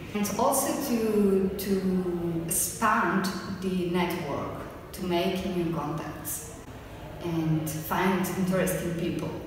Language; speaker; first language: English; non-native, fluent; Spanish